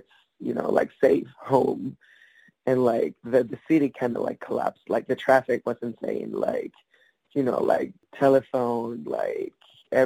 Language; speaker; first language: English; non-native, fluent; Spanish